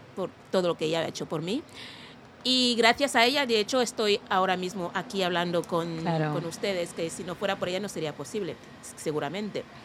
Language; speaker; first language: Spanish; non-native, local second language; Fang